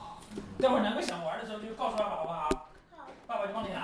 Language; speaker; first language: Chinese; native; Chinese